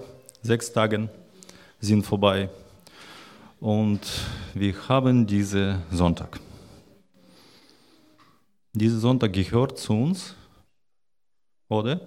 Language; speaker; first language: German; non-native, learner; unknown